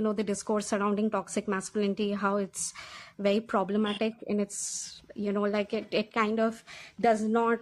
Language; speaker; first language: English; non-native, local second language; Bangla